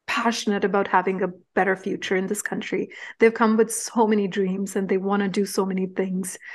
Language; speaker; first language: English; non-native, local second language; Punjabi